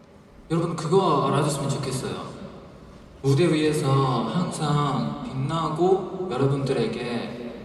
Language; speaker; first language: Korean; non-native, fluent; Chinese